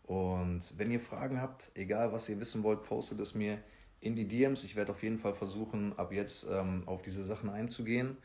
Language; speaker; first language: German; native; German